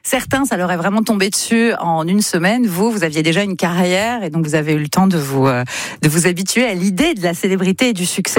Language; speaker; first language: French; native; French